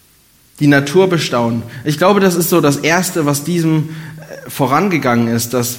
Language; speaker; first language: German; native; German